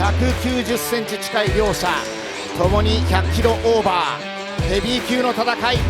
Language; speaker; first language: Japanese; native; Japanese